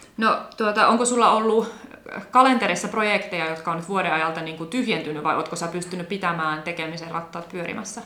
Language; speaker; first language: Finnish; native; Finnish